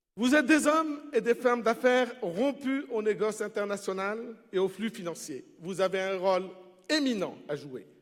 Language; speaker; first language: French; non-native, local second language; Arabic